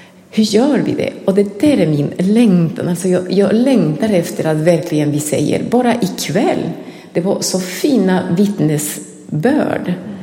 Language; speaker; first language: Swedish; non-native, fluent; Spanish